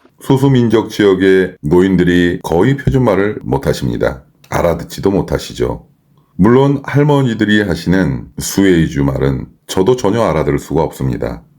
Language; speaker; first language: Korean; native; Korean